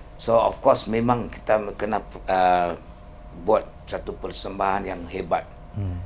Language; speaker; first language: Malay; non-native, local second language; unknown